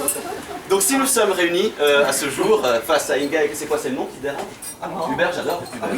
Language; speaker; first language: French; native; French